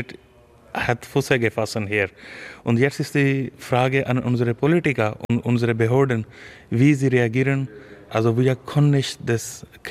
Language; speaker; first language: German; non-native, learner; Urdu